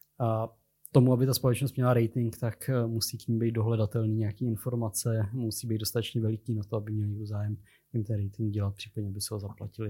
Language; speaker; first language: Czech; native; Czech